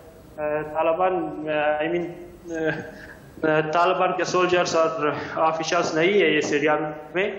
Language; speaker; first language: Hindi; non-native, learner; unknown